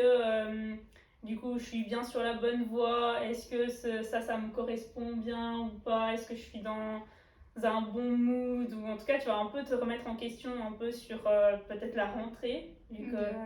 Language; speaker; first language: French; native; French